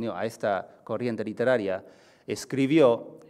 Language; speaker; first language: Spanish; non-native, fluent; Chinese